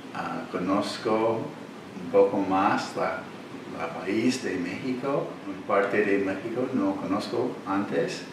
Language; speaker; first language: Spanish; non-native, learner; English